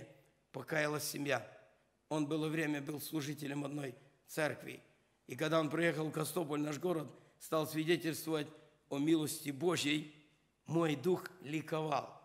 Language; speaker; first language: Russian; non-native, local second language; Ukrainian